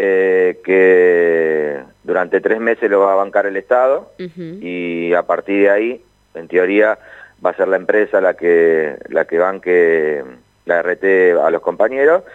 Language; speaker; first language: Spanish; native; Spanish